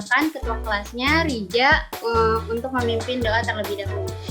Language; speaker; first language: Indonesian; native; Indonesian